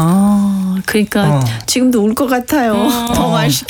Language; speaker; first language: Korean; native; Korean